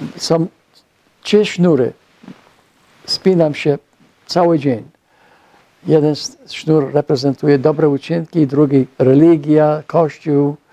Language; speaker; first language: Polish; non-native, fluent; English